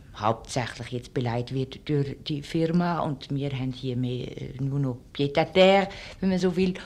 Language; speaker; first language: German; early bilingual, other home language; French